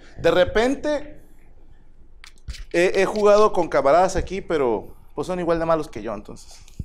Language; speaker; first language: Spanish; native; Spanish